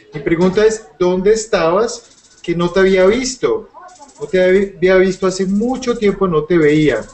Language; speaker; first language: Spanish; native; Spanish